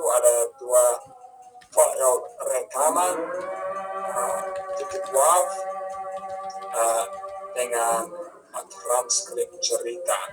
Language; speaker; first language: Indonesian; non-native, fluent; English